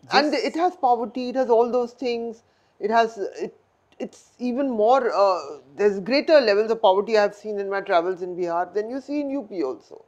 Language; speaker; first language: English; non-native, local second language; Hindi